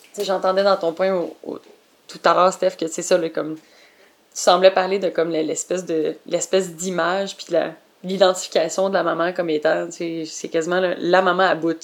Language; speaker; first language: French; native; French